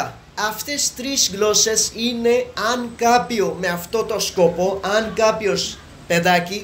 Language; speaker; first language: Greek; non-native, learner; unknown